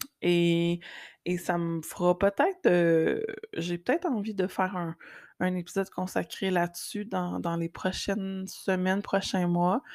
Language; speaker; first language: French; native; French